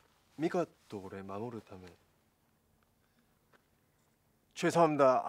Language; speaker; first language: Korean; native; Korean